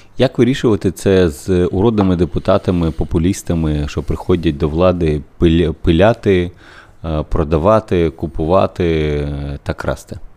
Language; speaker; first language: Ukrainian; native; Ukrainian